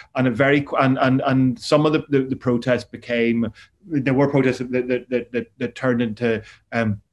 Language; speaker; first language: English; native; English